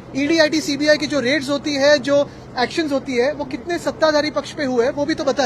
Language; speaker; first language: Hindi; non-native, local second language; Marathi